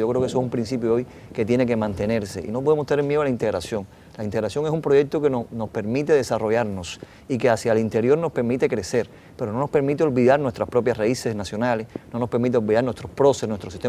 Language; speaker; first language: Spanish; native; Spanish